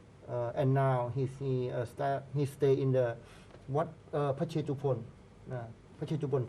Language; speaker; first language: English; non-native, learner; Thai